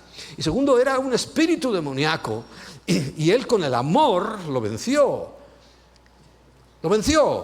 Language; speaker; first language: Spanish; native; Spanish